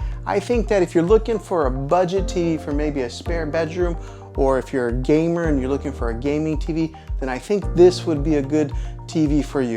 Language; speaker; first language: English; native; English